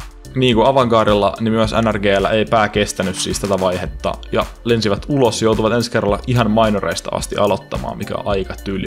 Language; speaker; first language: Finnish; native; Finnish